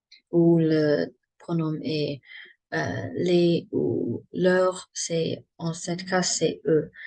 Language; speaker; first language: French; non-native, learner; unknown